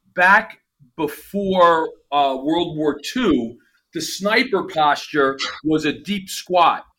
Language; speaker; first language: English; native; English